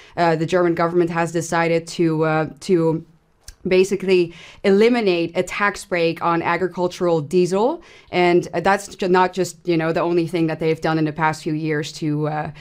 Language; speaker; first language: English; non-native, fluent; Dutch